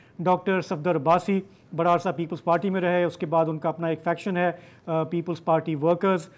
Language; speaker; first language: Urdu; non-native, local second language; Sindhi